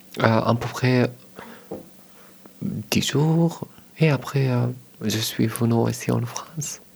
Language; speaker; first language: French; non-native, learner; Arabic